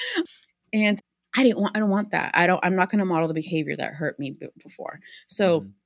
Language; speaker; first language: English; early bilingual, other home language; Spanish